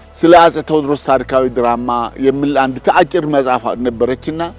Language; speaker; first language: Amharic; non-native, local second language; Wolaytta